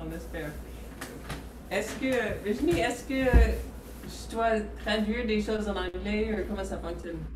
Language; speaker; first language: French; non-native, fluent; English